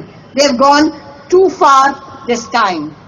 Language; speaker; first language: English; non-native, local second language; Hindi